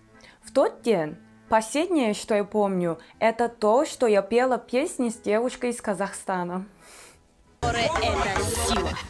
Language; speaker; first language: Russian; non-native, fluent; Turkish